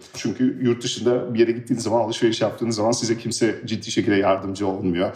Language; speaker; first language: Turkish; early bilingual, heritage; Turkish